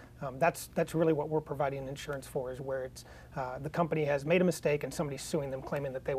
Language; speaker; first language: English; native; English